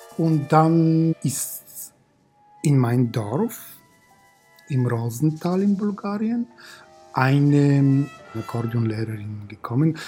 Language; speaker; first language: German; non-native, fluent; Bulgarian